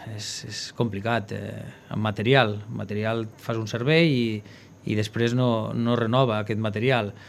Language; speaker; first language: Catalan; native; Catalan